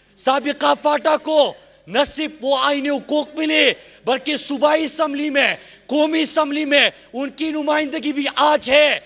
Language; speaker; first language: Urdu; non-native, local second language; Pashto